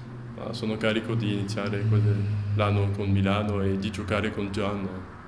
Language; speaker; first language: Italian; non-native, fluent; French